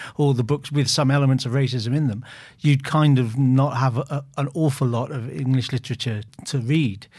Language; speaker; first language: English; native; English